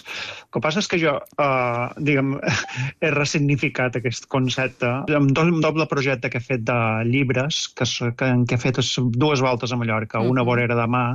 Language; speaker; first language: Catalan; native; Catalan